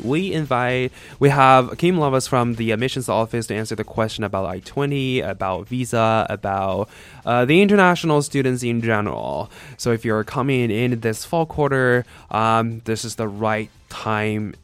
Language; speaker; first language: English; non-native, fluent; Chinese